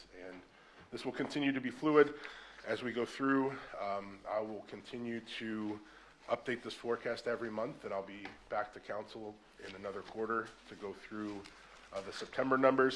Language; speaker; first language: English; native; English